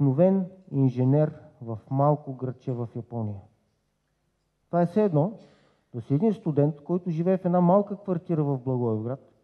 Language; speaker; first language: Bulgarian; native; Bulgarian